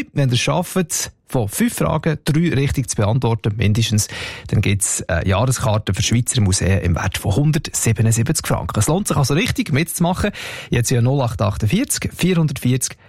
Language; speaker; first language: German; native; German